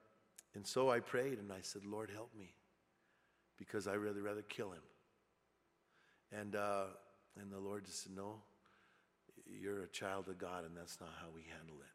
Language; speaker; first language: English; native; English